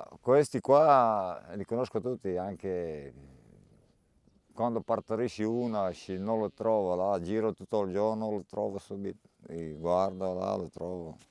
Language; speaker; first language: Italian; non-native, learner; Romanian